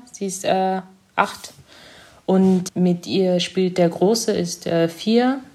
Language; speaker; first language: German; early bilingual, other home language; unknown